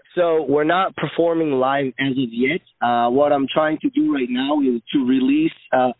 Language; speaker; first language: English; non-native, fluent; Hebrew